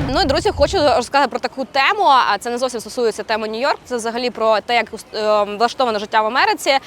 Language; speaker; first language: Ukrainian; native; Ukrainian